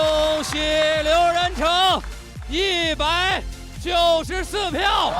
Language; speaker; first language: Chinese; native; Chinese